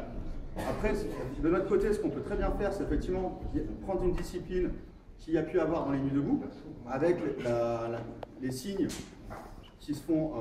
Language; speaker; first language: French; native; French